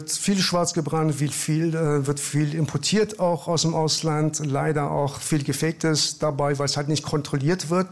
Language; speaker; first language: German; early bilingual, other home language; Persian